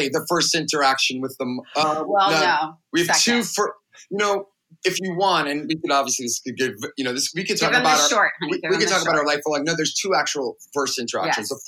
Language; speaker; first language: English; native; English